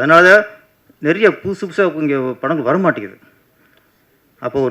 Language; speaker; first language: Tamil; native; Tamil